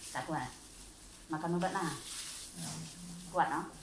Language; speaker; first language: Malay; non-native, learner; Indonesian